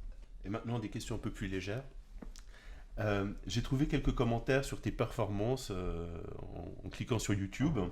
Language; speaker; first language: French; native; French